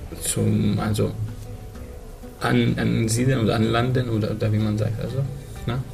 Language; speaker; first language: German; non-native, learner; Arabic